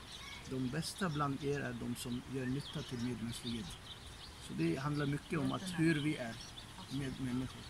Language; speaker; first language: Swedish; non-native, fluent; Arabic